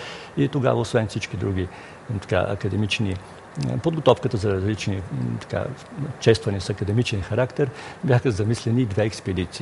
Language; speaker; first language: Bulgarian; native; Bulgarian